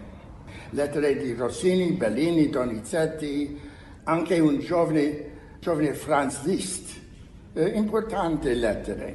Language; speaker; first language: Italian; non-native, learner; English